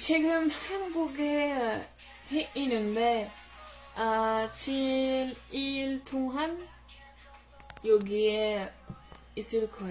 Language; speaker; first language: Korean; non-native, learner; French